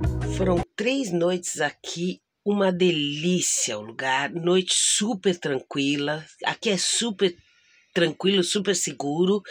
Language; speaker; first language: Portuguese; native; Portuguese